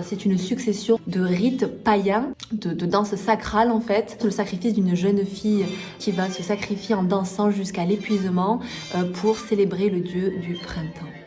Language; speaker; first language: French; native; French